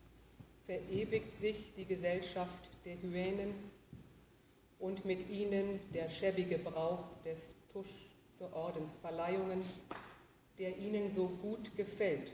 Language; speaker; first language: German; native; German